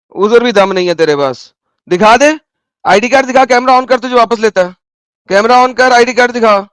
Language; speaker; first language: Hindi; native; Hindi